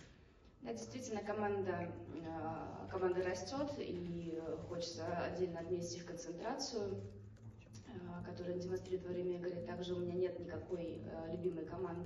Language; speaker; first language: Russian; native; Russian